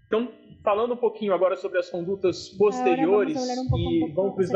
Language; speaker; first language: Portuguese; native; Portuguese